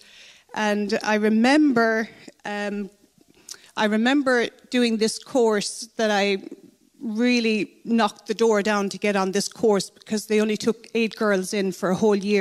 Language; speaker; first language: English; native; English